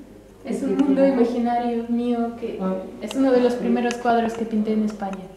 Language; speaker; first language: Spanish; early bilingual, other home language; Russian